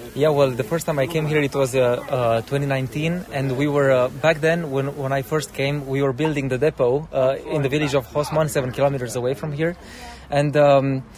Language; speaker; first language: English; non-native, fluent; Romanian